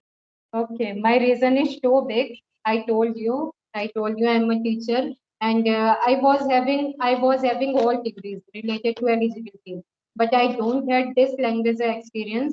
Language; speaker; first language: English; non-native, local second language; Hindi